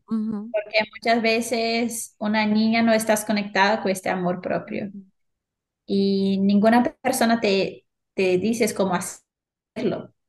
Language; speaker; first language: Spanish; non-native, fluent; Portuguese